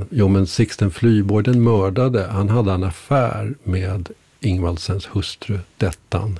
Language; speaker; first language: Swedish; native; Swedish